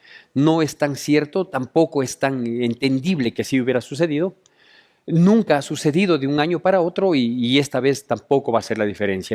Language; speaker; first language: Spanish; native; Spanish